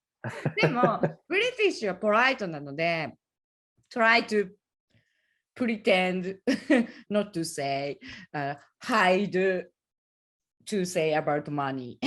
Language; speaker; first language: Japanese; native; Japanese